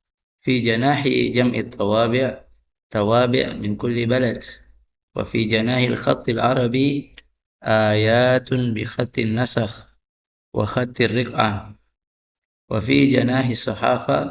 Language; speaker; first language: Arabic; non-native, fluent; Indonesian